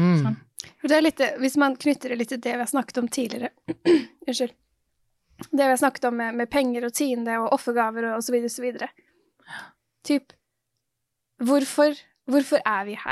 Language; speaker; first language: Norwegian; native; Norwegian